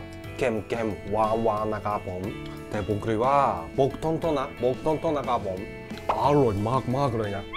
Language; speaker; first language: Thai; non-native, learner; Japanese